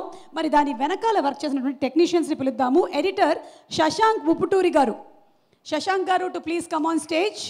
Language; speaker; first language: Telugu; native; Telugu